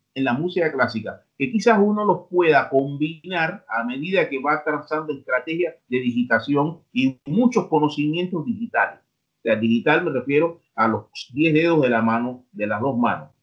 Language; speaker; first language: Spanish; native; Spanish